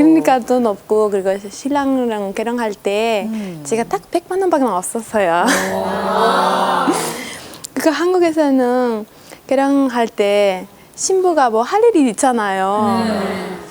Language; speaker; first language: Korean; non-native, learner; Spanish